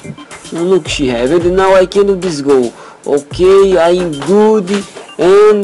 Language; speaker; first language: English; non-native, learner; Portuguese